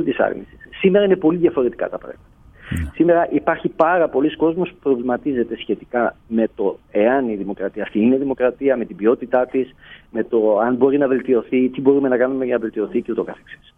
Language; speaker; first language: Greek; native; Greek